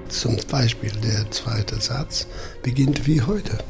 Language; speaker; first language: German; non-native, fluent; English